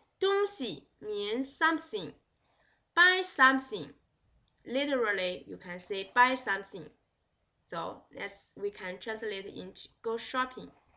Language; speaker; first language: English; non-native, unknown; Chinese